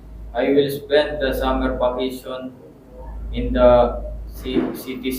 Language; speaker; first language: English; non-native, learner; Filipino